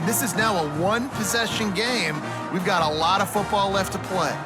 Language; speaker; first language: English; native; English